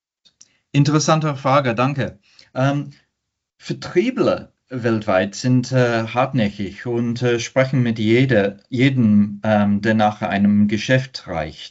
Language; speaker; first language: German; non-native, fluent; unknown